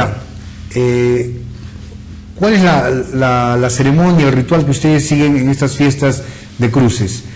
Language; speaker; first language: Spanish; native; Spanish